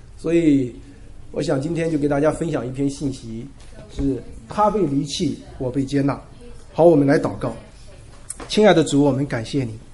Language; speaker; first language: Chinese; native; Chinese